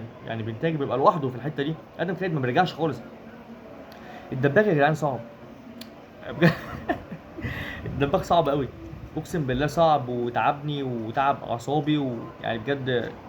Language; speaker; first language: Arabic; native; Arabic